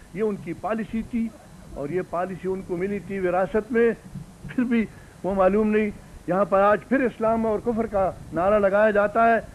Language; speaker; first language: Urdu; non-native, local second language; Pashto